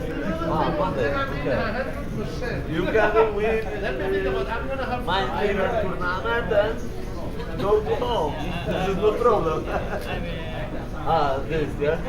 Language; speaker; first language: English; non-native, learner; Polish